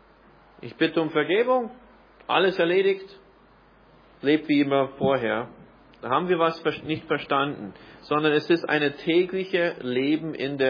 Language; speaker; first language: German; non-native, fluent; English